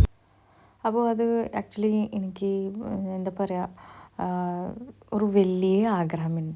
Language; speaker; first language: Malayalam; non-native, learner; Hindi